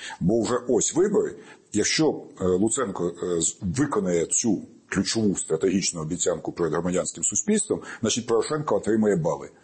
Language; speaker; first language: Ukrainian; native; Ukrainian